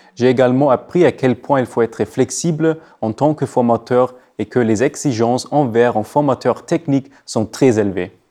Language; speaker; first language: French; non-native, local second language; Swiss German